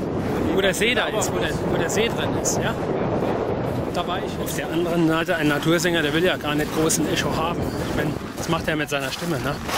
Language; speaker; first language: German; native; German